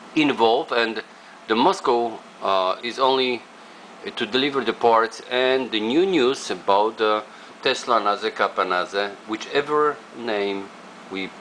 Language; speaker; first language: English; non-native, fluent; Polish